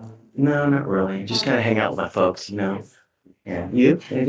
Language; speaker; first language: English; native; English